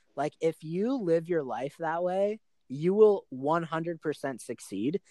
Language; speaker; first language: English; native; English